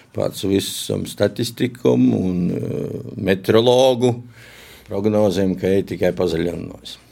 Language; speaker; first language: Latvian; native; Latvian